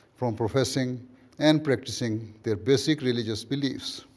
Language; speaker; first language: English; non-native, local second language; Urdu